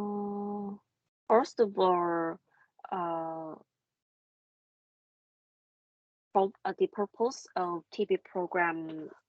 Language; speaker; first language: English; non-native, learner; Korean